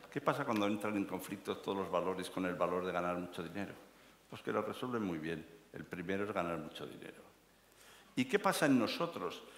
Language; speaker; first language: Spanish; native; Spanish